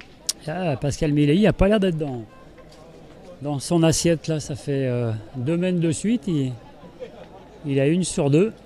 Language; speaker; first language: French; native; French